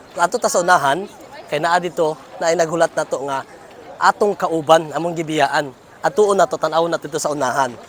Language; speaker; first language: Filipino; non-native, local second language; Cebuano